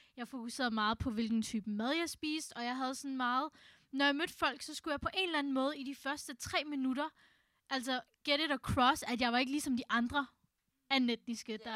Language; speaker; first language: Danish; early bilingual, other home language; Urdu